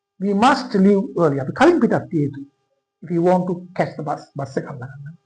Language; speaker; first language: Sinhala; native; Sinhala